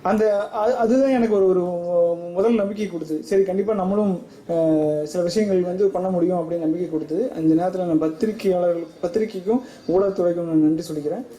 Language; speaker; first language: Tamil; native; Tamil